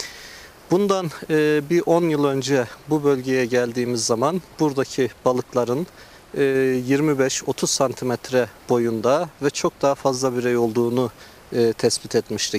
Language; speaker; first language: Turkish; native; Turkish